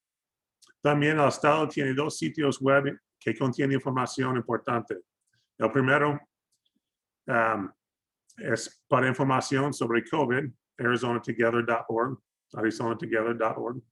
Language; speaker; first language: Spanish; non-native, fluent; English